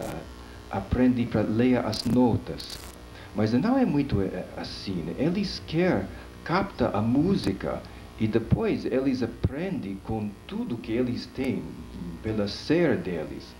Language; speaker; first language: Portuguese; non-native, fluent; English